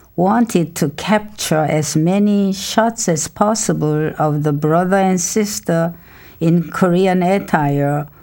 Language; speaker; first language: English; non-native, fluent; Korean